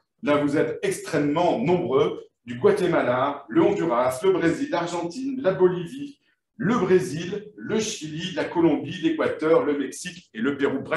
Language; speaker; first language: French; native; French